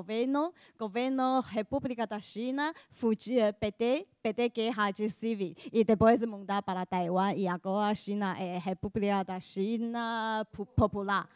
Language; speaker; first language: Portuguese; non-native, learner; Chinese